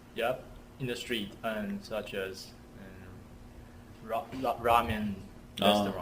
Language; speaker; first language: English; non-native, learner; Chinese